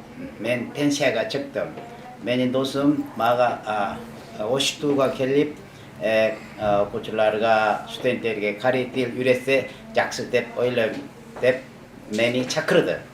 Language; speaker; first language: Kyrgyz; non-native, learner; Korean